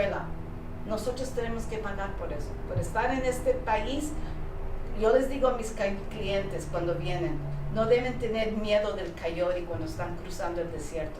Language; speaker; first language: Spanish; early bilingual, heritage; Spanish